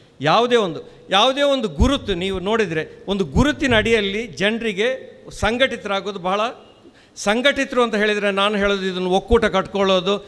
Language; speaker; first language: Kannada; non-native, local second language; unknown